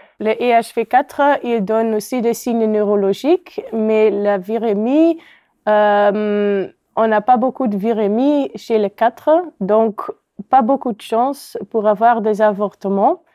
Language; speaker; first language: French; non-native, local second language; Dutch